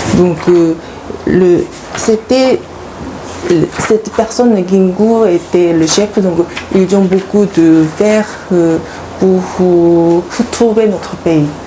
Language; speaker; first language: French; non-native, learner; Korean